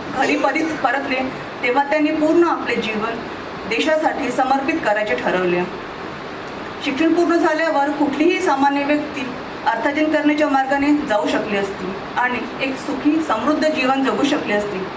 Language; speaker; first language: Marathi; native; Marathi